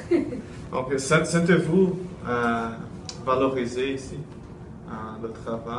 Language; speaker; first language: French; non-native, learner; Portuguese